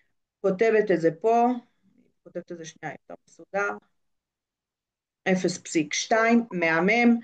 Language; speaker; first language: Hebrew; native; Hebrew